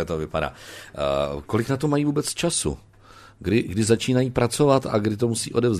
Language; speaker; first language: Czech; native; Czech